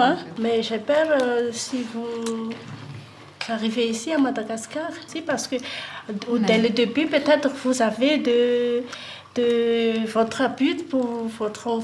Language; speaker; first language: French; non-native, local second language; Malagasy